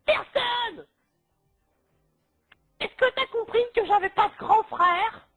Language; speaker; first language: French; native; French